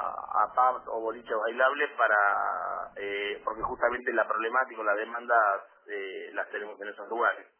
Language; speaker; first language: Spanish; native; Spanish